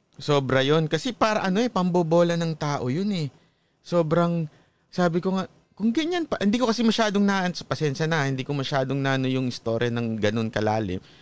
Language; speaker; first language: Filipino; native; Filipino